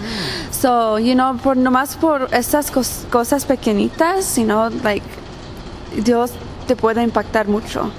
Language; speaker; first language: Spanish; early bilingual, heritage; Spanish